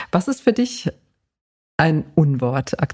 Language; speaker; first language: German; native; German